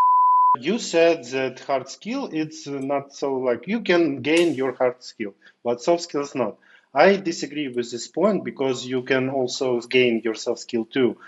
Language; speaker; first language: English; non-native, fluent; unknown